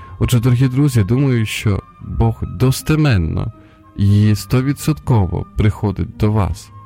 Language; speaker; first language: Ukrainian; non-native, local second language; Russian